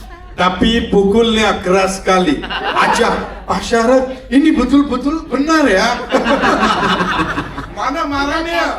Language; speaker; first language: Indonesian; non-native, fluent; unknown